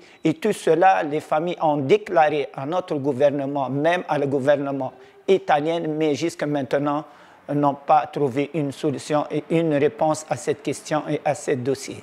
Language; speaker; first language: French; non-native, local second language; Arabic